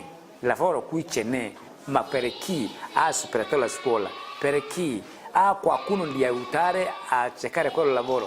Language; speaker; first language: Italian; non-native, fluent; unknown